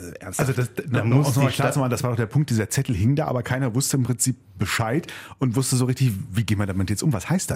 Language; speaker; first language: German; native; German